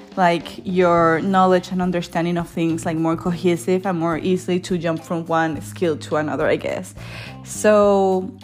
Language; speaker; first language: English; non-native, fluent; Spanish